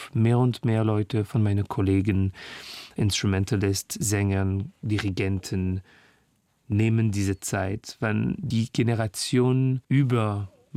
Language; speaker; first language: German; non-native, fluent; French